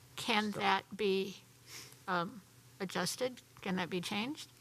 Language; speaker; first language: English; native; English